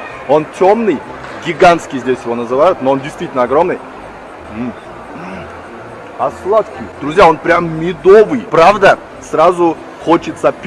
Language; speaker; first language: Russian; native; Russian